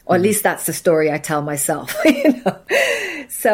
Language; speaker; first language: English; native; English